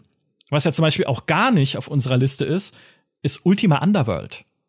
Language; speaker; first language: German; native; German